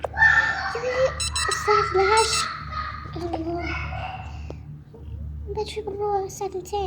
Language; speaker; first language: Arabic; native; Arabic